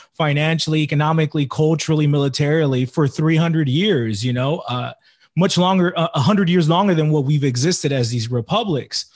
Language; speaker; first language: English; native; English